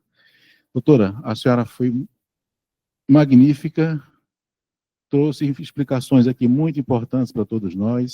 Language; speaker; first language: Portuguese; native; Portuguese